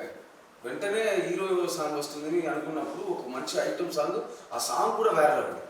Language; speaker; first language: Telugu; non-native, learner; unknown